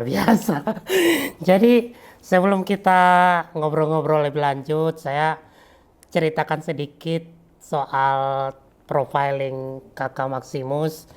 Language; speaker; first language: Malay; native; Malay